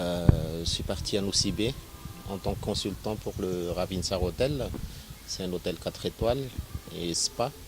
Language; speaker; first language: French; non-native, local second language; Malagasy